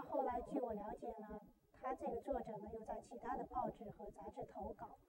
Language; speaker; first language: Chinese; native; Chinese